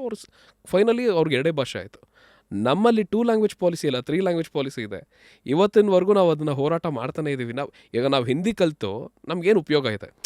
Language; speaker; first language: Kannada; non-native, local second language; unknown